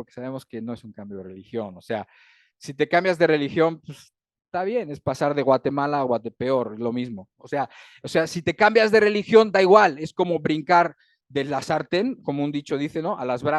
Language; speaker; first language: Spanish; native; Spanish